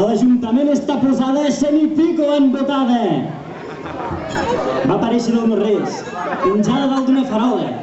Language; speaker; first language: Catalan; native; Catalan